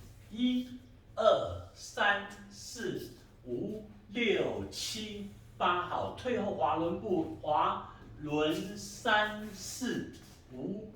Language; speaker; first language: Chinese; native; Chinese